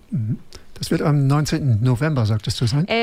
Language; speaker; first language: German; native; German